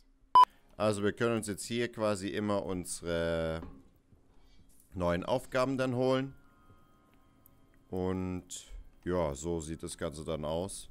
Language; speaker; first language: German; native; German